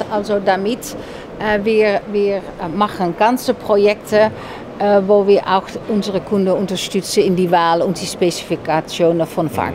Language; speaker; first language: German; non-native, fluent; Dutch